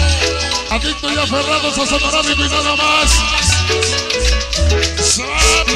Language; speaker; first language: Spanish; native; Spanish